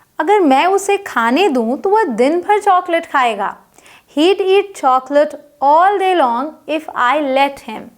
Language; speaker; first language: Hindi; native; Hindi